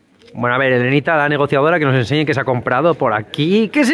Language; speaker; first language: Spanish; native; Spanish